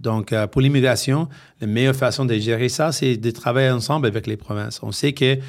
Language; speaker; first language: French; non-native, fluent; English